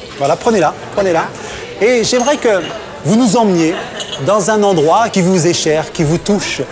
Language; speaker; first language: French; native; French